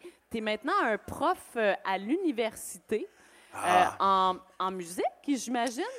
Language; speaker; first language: French; native; French